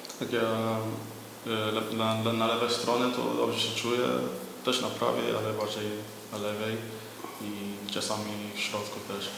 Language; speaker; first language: Polish; non-native, fluent; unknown